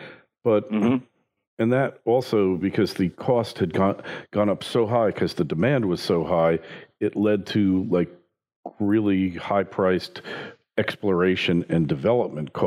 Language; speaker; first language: English; native; English